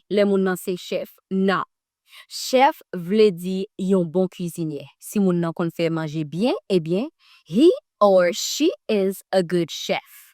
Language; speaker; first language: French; non-native, learner; Haitian Creole